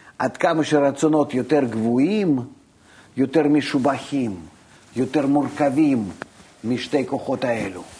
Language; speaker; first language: Hebrew; non-native, fluent; Russian